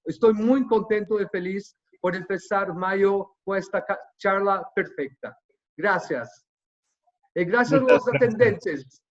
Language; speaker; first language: Spanish; non-native, fluent; Portuguese